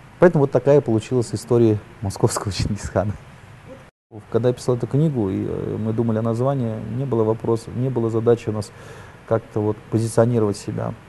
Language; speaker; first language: Russian; native; Russian